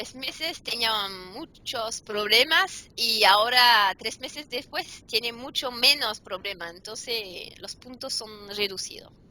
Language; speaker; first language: Spanish; non-native, fluent; French